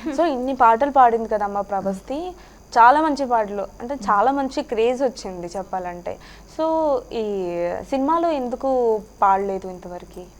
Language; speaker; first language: Telugu; native; Telugu